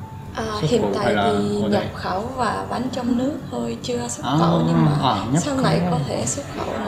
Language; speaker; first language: Vietnamese; non-native, fluent; Japanese